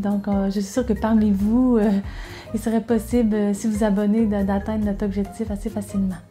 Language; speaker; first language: French; native; French